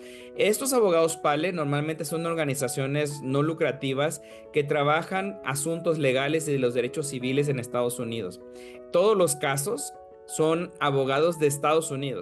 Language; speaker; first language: Spanish; native; Spanish